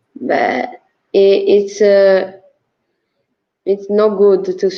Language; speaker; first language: English; non-native, learner; Italian